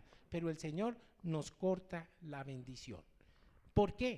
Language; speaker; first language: Spanish; native; Spanish